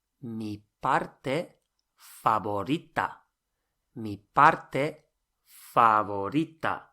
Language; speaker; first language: Spanish; non-native, fluent; English